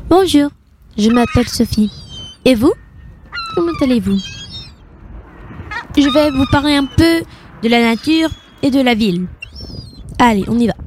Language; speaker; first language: French; non-native, learner; English